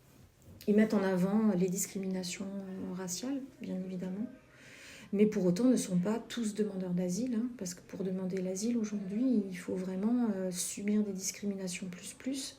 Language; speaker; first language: French; native; French